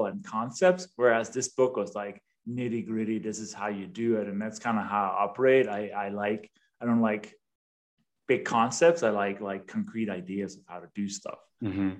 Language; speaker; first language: English; non-native, fluent; Danish